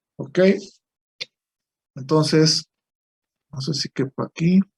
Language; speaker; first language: Spanish; native; Spanish